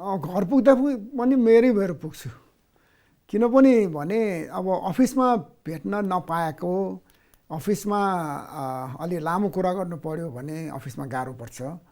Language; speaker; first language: Nepali; non-native, local second language; Newari